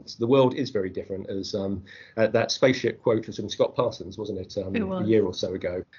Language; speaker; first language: English; native; English